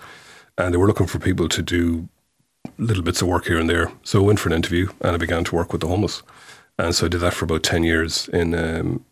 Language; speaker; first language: English; native; English